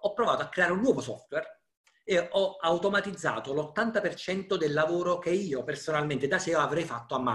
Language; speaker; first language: Italian; native; Italian